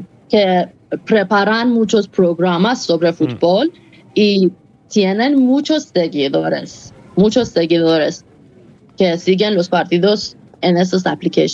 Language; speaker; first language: Spanish; non-native, fluent; Persian